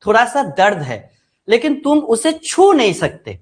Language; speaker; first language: Hindi; non-native, local second language; Bangla